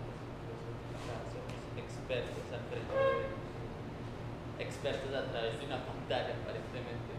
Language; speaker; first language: Spanish; native; Spanish